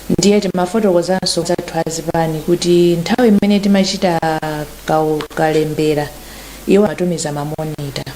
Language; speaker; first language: Nyanja; native; Nyanja